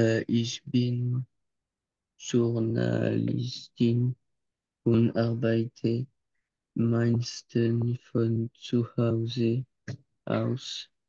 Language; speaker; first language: German; non-native, learner; French